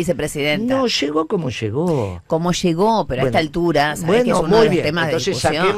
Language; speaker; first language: Spanish; native; Spanish